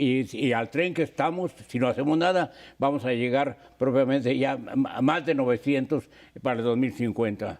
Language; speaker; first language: Spanish; native; Spanish